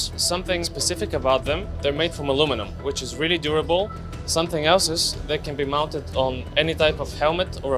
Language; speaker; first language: English; non-native, fluent; Bulgarian